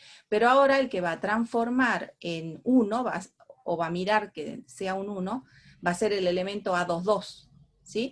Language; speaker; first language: Spanish; native; Spanish